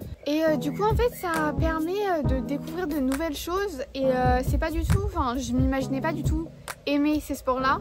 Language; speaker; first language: French; native; French